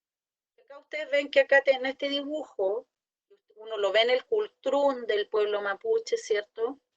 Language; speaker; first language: Spanish; native; Spanish